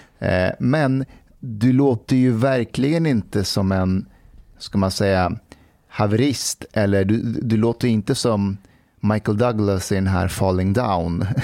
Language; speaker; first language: Swedish; early bilingual, other home language; Persian